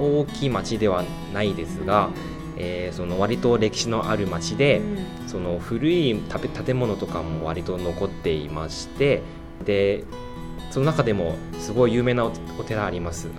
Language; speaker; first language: Japanese; non-native, fluent; Chinese